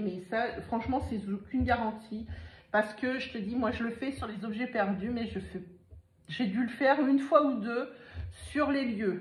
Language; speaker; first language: French; native; French